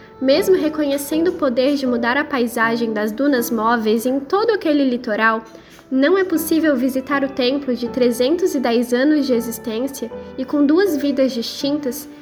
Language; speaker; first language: Portuguese; native; Portuguese